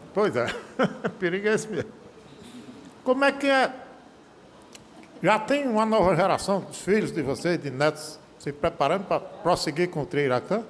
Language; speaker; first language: Portuguese; native; Portuguese